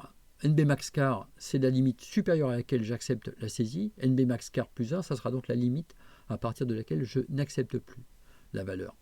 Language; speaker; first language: French; native; French